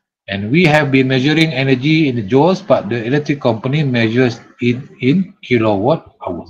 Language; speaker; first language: English; non-native, local second language; Malay